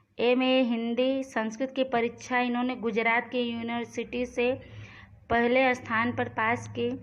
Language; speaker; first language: Hindi; non-native, local second language; Gujarati